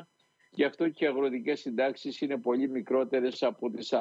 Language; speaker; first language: Greek; native; Greek